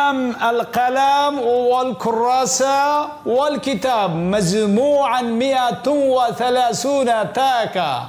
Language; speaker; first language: Arabic; non-native, fluent; Bangla